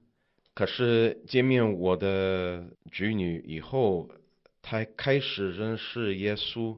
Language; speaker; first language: Chinese; non-native, learner; English